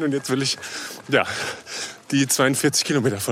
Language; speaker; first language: German; native; German